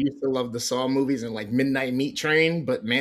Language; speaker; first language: English; native; English